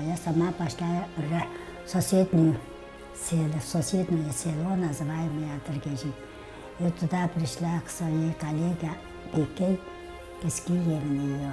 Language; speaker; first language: Russian; non-native, local second language; Tuvinian